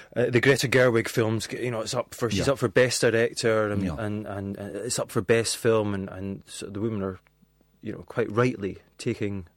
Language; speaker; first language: English; native; English